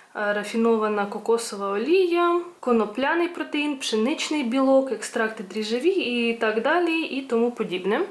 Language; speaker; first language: Ukrainian; non-native, local second language; Russian